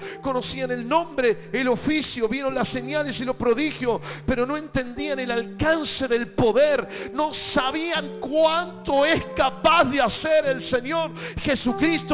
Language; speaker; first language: Spanish; native; Spanish